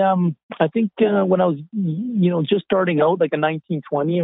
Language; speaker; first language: English; native; English